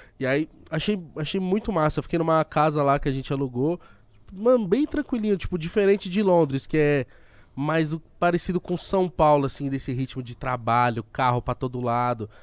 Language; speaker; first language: Portuguese; native; Portuguese